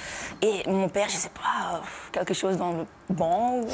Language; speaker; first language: French; non-native, local second language; Dutch